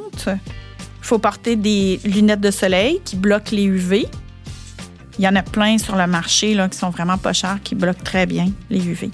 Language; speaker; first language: French; native; French